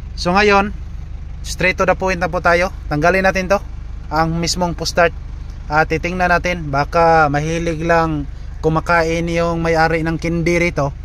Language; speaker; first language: Filipino; non-native, local second language; Cebuano